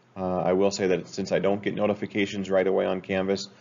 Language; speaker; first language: English; native; English